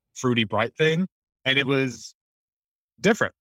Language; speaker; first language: English; native; English